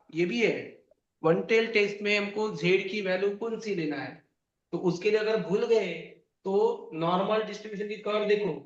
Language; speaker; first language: Hindi; non-native, local second language; Marathi